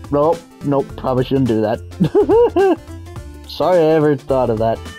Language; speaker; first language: English; native; English